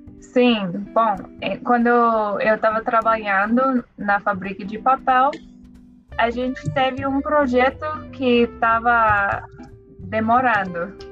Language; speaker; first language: Portuguese; non-native, learner; English